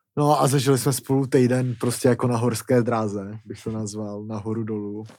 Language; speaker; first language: Czech; native; Czech